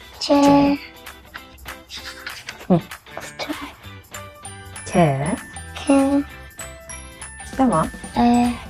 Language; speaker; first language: Turkish; early bilingual, heritage; Turkish